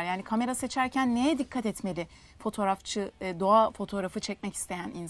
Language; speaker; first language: Turkish; native; Turkish